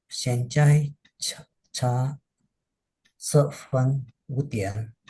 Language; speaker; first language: Chinese; non-native, learner; Indonesian